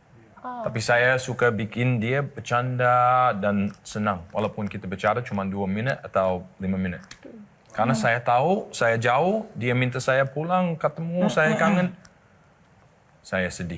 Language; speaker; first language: Indonesian; non-native, learner; English